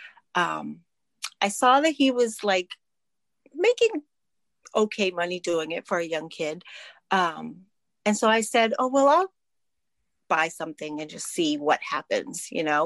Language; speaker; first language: English; native; English